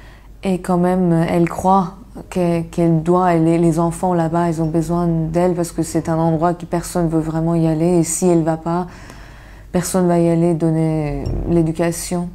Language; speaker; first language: French; non-native, fluent; Persian